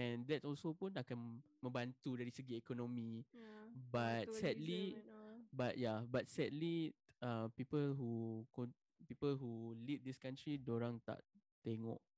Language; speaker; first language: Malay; native; Malay